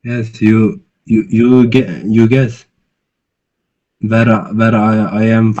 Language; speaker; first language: English; non-native, learner; Turkish